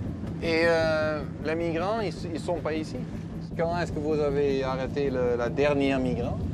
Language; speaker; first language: French; non-native, learner; Dutch